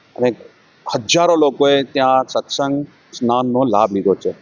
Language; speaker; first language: Gujarati; non-native, local second language; Sindhi